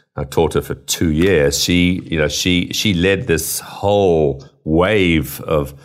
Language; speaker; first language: English; native; English